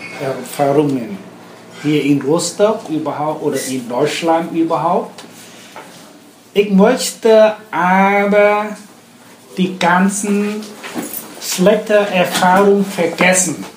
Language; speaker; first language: German; non-native, learner; Vietnamese